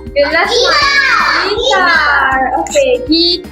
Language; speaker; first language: English; non-native, local second language; Malay